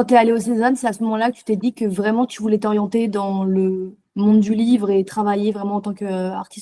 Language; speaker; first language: French; native; French